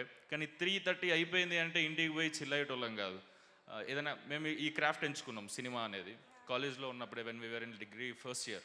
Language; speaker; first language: Telugu; native; Telugu